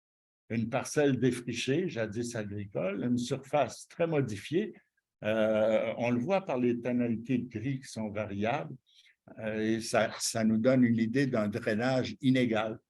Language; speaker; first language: French; native; French